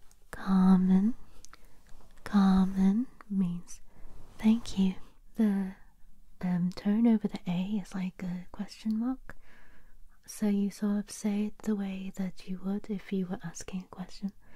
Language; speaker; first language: English; native; English